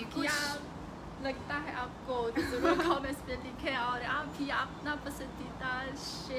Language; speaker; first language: Hindi; non-native, fluent; Chinese